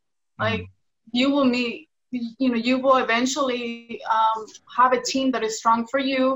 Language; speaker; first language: English; early bilingual, other home language; Spanish